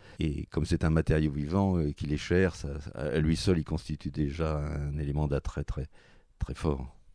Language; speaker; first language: French; native; French